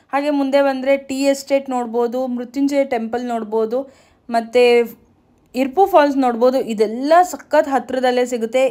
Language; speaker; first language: Kannada; native; Kannada